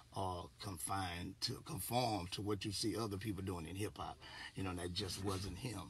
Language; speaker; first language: English; native; English